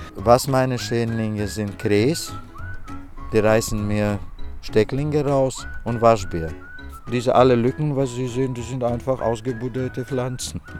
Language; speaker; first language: German; non-native, learner; Latvian